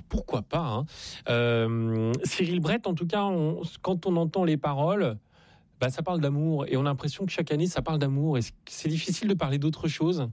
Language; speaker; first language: French; native; French